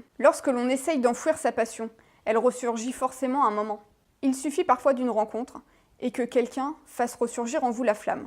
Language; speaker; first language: French; native; French